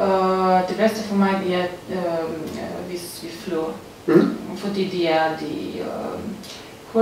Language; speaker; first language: Danish; non-native, learner; Serbian